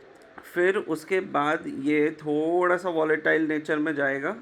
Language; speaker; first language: Hindi; native; Hindi